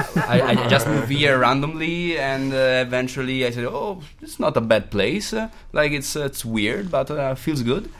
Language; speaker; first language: English; non-native, fluent; Italian